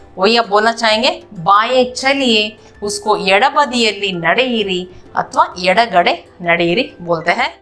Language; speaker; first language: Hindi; non-native, local second language; Kannada